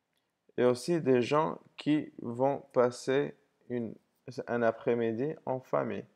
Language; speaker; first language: French; non-native, fluent; English